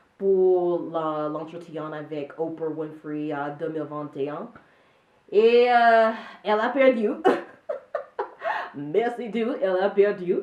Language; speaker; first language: French; non-native, learner; English